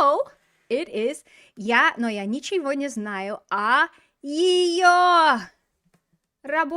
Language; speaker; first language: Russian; non-native, fluent; English